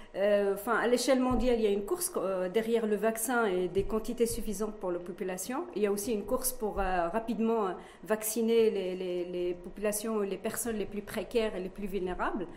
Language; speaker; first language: French; non-native, local second language; Arabic